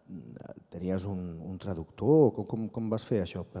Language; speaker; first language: Catalan; non-native, fluent; Galician